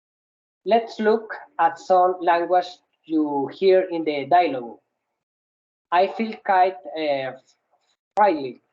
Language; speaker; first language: English; non-native, learner; Spanish